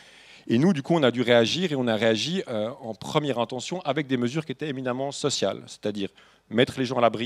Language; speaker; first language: French; native; French